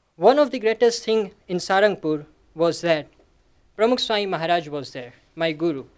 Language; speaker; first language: English; non-native, local second language; Gujarati